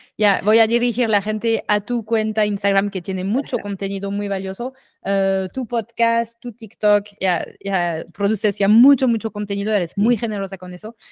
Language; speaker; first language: Spanish; non-native, fluent; French